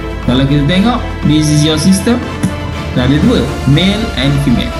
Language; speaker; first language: English; non-native, local second language; Malay